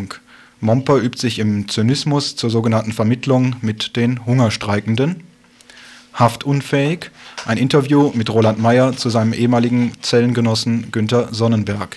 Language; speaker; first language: German; native; German